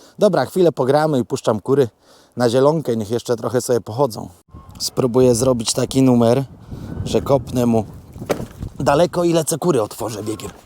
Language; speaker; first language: Polish; native; Polish